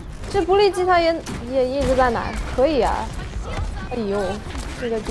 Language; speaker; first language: Chinese; early bilingual, heritage; Chinese